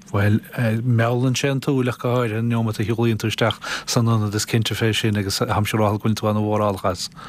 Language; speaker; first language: Irish; native; Irish